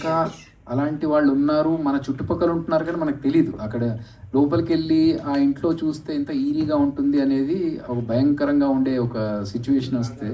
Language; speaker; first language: Telugu; native; Telugu